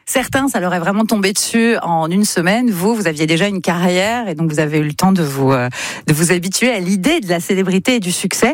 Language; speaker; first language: French; native; French